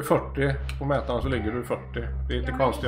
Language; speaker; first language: Swedish; native; Swedish